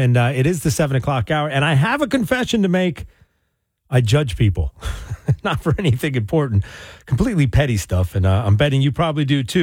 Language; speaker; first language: English; native; English